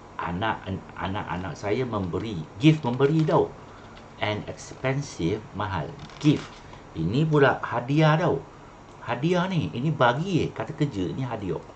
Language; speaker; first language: Malay; non-native, local second language; Chinese